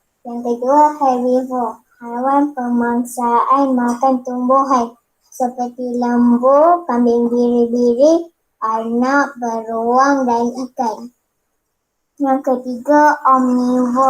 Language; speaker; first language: Malay; native; Malay